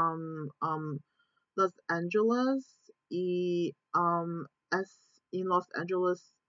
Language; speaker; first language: Spanish; non-native, learner; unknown